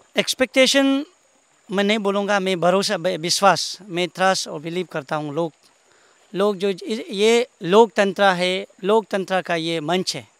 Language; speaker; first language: Hindi; non-native, local second language; Nyishi